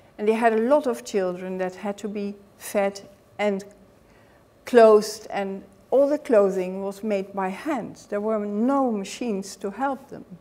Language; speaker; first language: English; non-native, fluent; Dutch